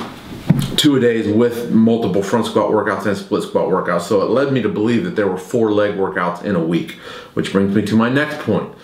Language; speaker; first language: English; native; English